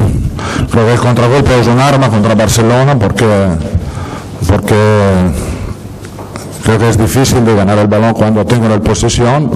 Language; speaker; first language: Spanish; non-native, fluent; Italian